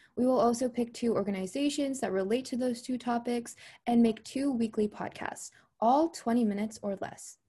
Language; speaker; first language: English; native; English